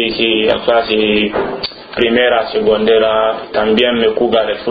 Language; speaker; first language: Spanish; non-native, learner; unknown